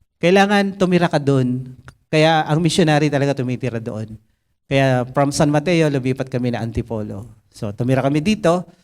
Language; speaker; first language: Filipino; native; Filipino